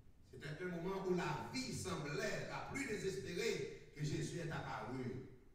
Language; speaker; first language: French; native; French